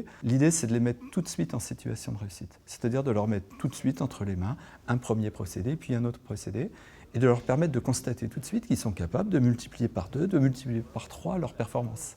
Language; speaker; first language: French; native; French